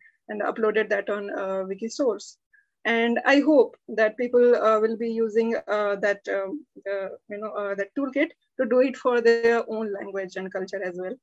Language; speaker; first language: English; early bilingual, other home language; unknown